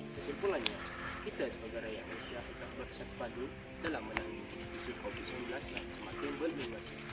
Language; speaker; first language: Malay; native; Malay